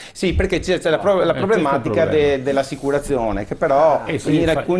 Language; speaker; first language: Italian; native; Italian